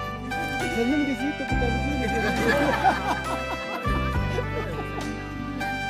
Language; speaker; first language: Indonesian; non-native, fluent; English